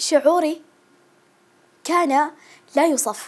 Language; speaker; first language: Arabic; native; Arabic